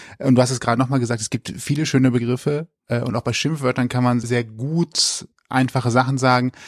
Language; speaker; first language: German; native; German